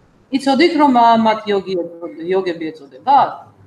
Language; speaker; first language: English; non-native, fluent; Georgian